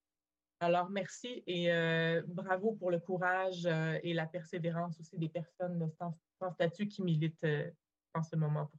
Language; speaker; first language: French; native; French